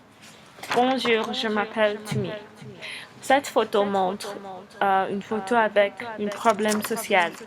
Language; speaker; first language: French; non-native, learner; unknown